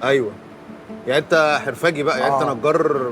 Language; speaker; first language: Arabic; native; Arabic